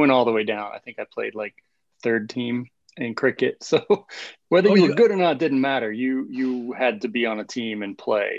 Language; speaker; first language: English; native; English